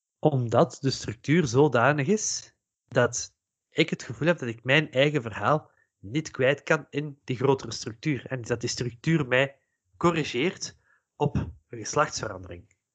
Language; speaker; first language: Dutch; native; Dutch